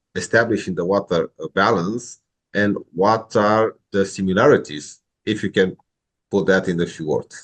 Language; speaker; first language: English; non-native, fluent; Romanian